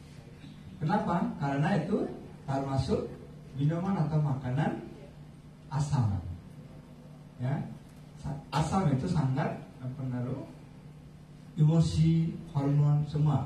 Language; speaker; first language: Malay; non-native, fluent; Bangla